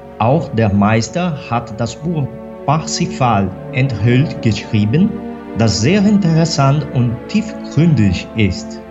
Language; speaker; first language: German; non-native, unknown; Portuguese